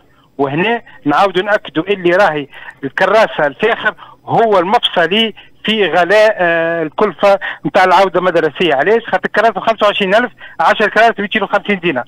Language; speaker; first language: Arabic; native; Arabic